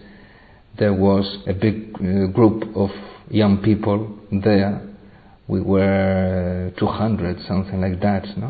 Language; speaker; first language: English; non-native, fluent; Spanish